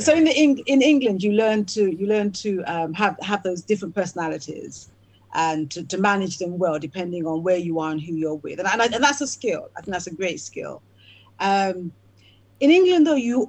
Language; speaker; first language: English; native; English